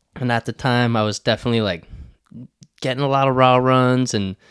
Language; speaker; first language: English; native; English